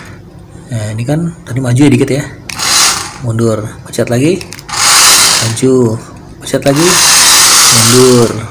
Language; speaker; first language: Indonesian; native; Indonesian